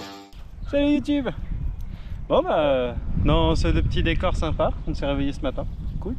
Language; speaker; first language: French; native; French